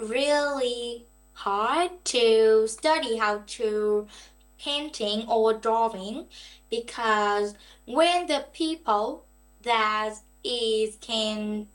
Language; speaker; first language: English; non-native, learner; Vietnamese